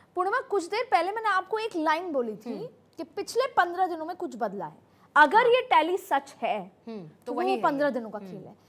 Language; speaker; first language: Hindi; native; Hindi